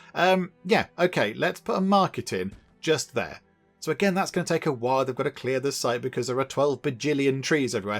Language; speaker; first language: English; native; English